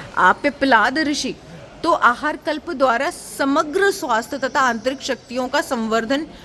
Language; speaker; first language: Hindi; native; Hindi